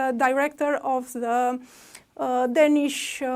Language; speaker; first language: English; non-native, fluent; Romanian